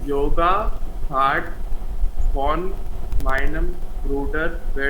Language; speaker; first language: German; non-native, learner; Hindi